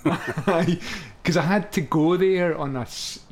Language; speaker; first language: English; native; English